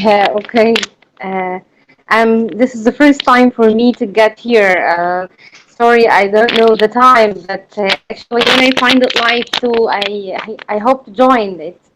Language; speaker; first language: English; non-native, learner; Arabic